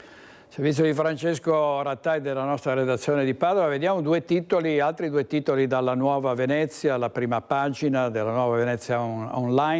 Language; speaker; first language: Italian; native; Italian